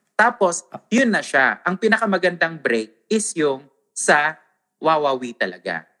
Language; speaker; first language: Filipino; non-native, local second language; Waray